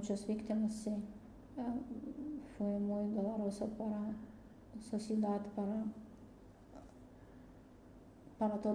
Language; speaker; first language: Spanish; non-native, learner; Russian